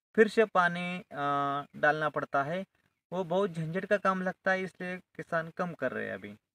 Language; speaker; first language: Hindi; non-native, local second language; Marathi